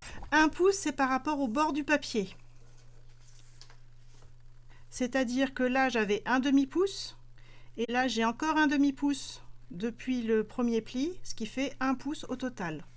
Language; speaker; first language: French; native; French